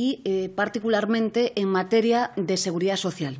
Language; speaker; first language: Spanish; native; Spanish